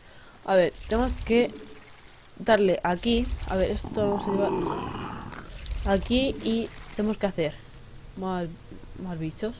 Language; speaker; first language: Spanish; native; Spanish